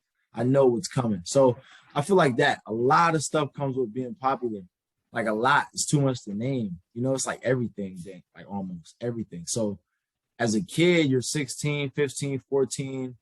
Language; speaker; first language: English; native; English